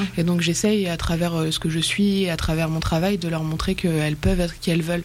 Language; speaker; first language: French; native; French